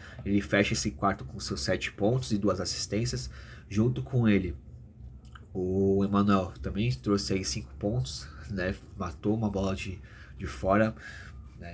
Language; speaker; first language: Portuguese; native; Portuguese